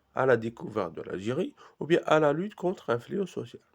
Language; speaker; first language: French; non-native, local second language; Arabic